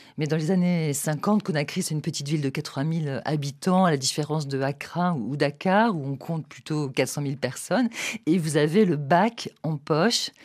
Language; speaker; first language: French; native; French